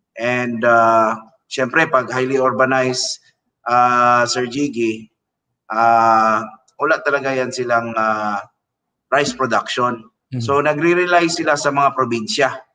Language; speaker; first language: Filipino; non-native, local second language; Cebuano